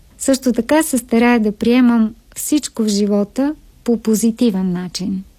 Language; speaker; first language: Bulgarian; native; Bulgarian